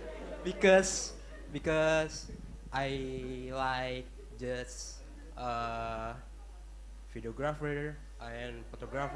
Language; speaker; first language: English; non-native, learner; Indonesian